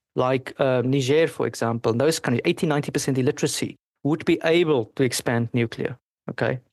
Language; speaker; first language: English; non-native, local second language; Afrikaans